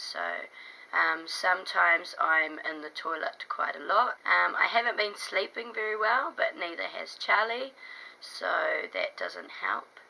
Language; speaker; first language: English; native; English